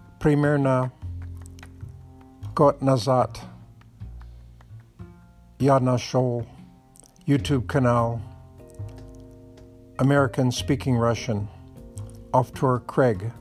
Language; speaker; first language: Russian; non-native, learner; English